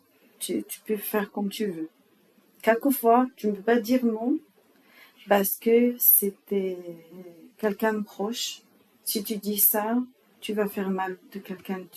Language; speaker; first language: French; non-native, learner; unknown